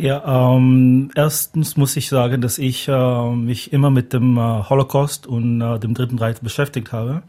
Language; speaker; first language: German; non-native, fluent; Hebrew